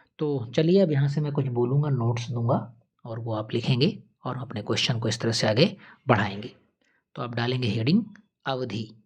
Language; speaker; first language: Hindi; native; Hindi